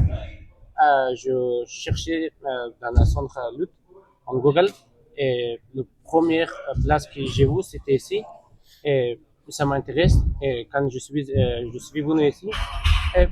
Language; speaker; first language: French; non-native, learner; Persian